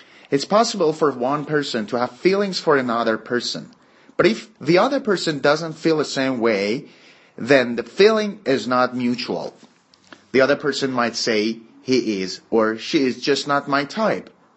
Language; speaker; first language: English; non-native, fluent; Persian